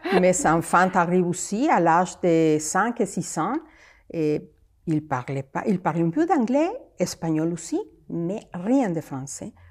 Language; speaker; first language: French; non-native, fluent; Spanish